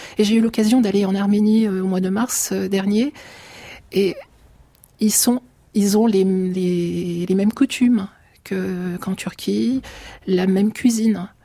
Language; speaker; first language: French; early bilingual, other home language; Arabic